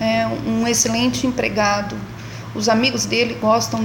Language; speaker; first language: Portuguese; native; Portuguese